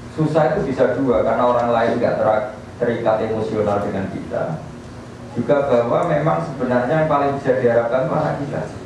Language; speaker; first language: Malay; non-native, local second language; Javanese